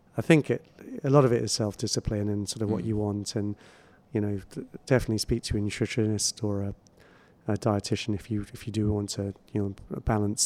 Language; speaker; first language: English; native; English